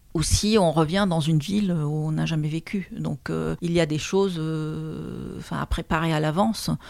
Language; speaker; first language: French; non-native, local second language; Arabic